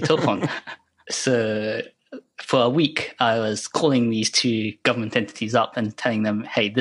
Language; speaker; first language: English; non-native, local second language; Japanese